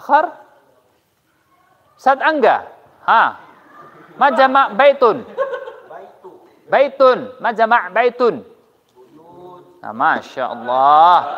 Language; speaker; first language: Arabic; non-native, fluent; Indonesian